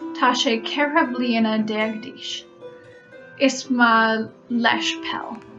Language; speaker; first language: Irish; non-native, learner; English